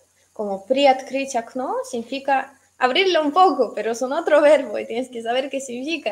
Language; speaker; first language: Spanish; non-native, fluent; Russian